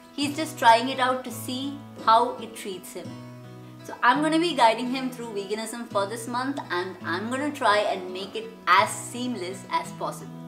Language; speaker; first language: English; non-native, local second language; Malayalam